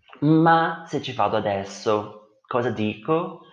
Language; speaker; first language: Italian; non-native, fluent; Portuguese